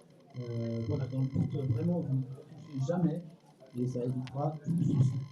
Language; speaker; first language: French; native; French